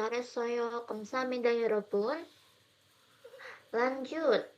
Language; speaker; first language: Korean; non-native, fluent; Indonesian